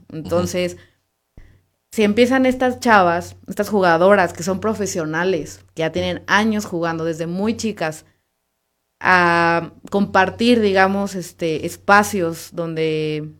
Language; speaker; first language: Spanish; native; Spanish